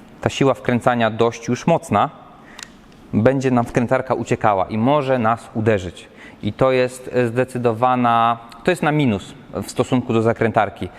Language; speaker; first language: Polish; native; Polish